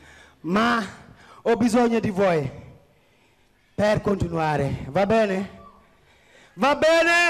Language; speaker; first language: Italian; non-native, fluent; Wolof